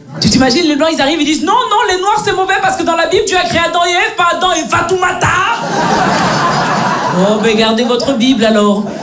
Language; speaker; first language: French; native; French